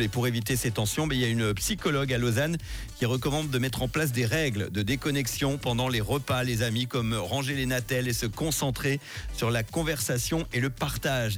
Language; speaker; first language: French; native; French